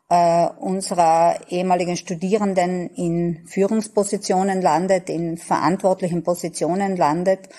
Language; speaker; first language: German; native; German